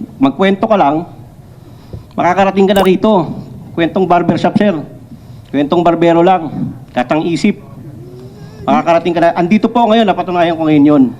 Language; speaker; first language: Filipino; non-native, local second language; Cebuano